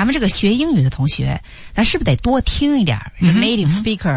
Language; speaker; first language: Chinese; native; Chinese